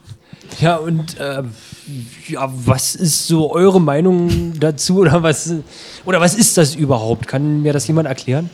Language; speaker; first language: German; native; German